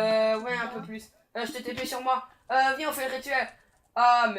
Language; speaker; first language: French; native; French